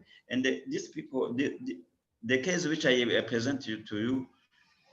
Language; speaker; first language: English; non-native, learner; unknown